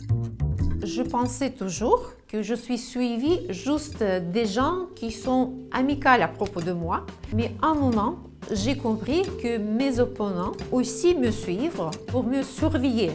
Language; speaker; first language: French; non-native, fluent; Russian